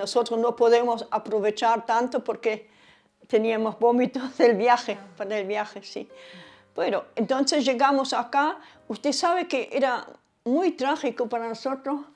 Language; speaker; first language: Spanish; early bilingual, other home language; German